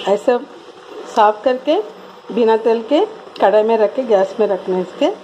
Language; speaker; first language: Hindi; non-native, local second language; Telugu